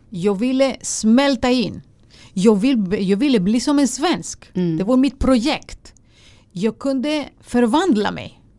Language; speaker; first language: Swedish; non-native, fluent; Greek